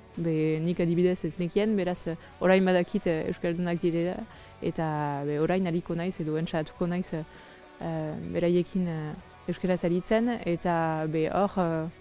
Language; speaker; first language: Basque; non-native, local second language; French